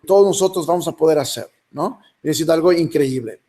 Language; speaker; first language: Spanish; early bilingual, other home language; English